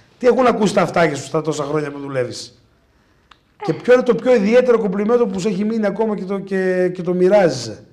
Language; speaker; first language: Greek; native; Greek